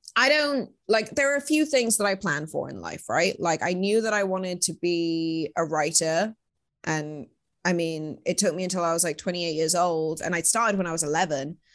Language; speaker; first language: English; native; English